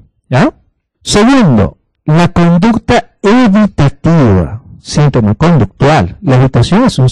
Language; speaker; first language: Spanish; native; Spanish